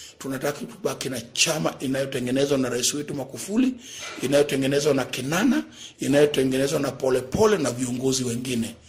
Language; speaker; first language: Swahili; native; Swahili